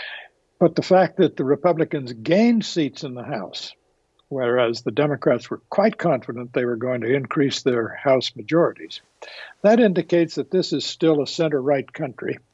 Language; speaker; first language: English; native; English